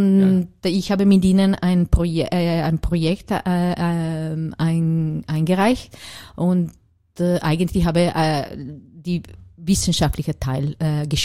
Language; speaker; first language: German; non-native, learner; Italian